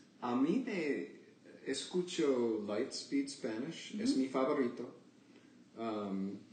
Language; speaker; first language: Spanish; non-native, learner; English